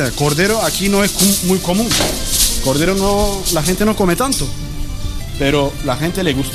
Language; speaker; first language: Spanish; non-native, learner; Turkish